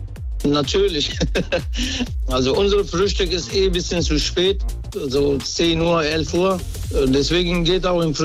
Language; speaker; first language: German; non-native, learner; Turkish